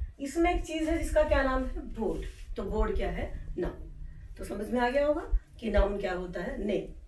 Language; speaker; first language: Hindi; native; Hindi